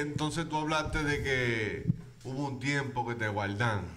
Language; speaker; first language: Spanish; early bilingual, heritage; Spanish